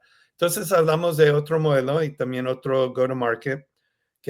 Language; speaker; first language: Spanish; early bilingual, heritage; Spanish